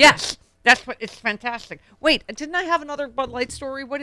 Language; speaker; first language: English; native; English